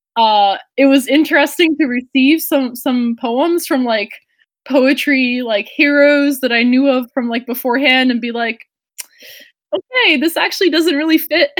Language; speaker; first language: English; native; English